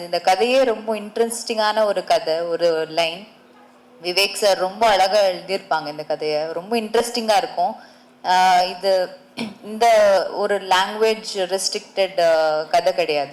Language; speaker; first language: Tamil; early bilingual, heritage; Tamil